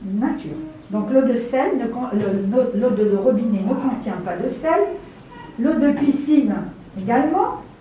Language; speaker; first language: French; non-native, local second language; Arabic